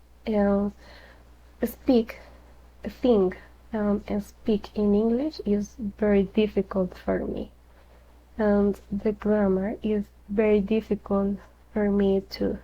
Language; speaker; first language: English; non-native, learner; Spanish